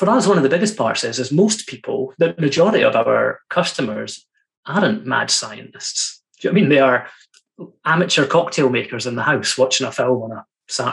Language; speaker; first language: English; native; English